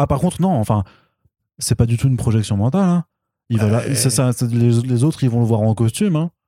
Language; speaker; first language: French; native; French